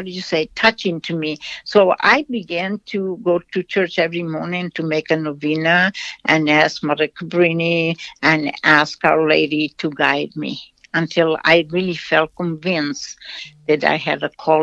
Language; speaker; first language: English; non-native, fluent; Portuguese